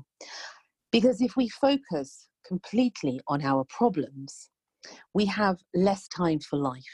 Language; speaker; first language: English; native; English